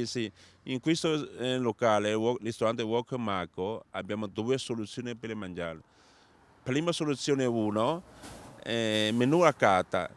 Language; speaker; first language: Italian; non-native, learner; Chinese